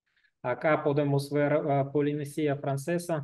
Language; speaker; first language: Spanish; non-native, learner; Russian